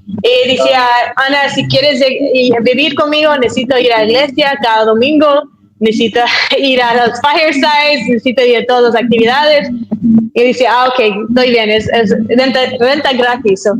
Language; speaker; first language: Spanish; early bilingual, heritage; Spanish